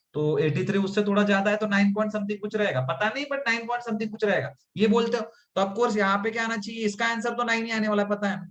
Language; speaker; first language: Hindi; non-native, local second language; Marathi